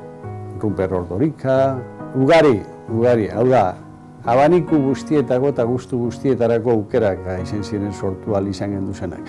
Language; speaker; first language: Basque; native; Basque